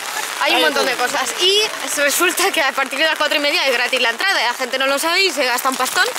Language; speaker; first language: Spanish; native; Spanish